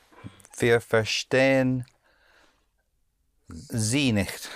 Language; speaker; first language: German; non-native, learner; English